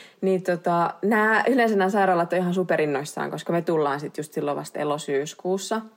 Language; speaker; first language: Finnish; native; Finnish